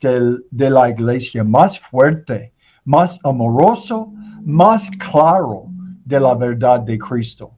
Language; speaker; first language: Spanish; non-native, learner; English